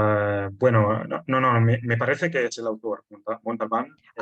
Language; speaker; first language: Spanish; non-native, fluent; Italian